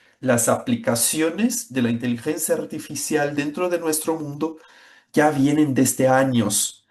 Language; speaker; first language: Spanish; non-native, fluent; Portuguese